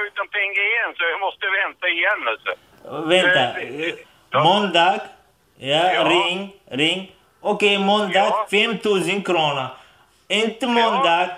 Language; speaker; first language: Swedish; non-native, learner; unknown